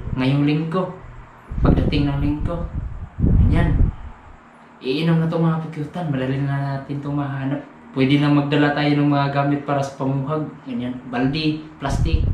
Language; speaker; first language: Filipino; non-native, local second language; Cebuano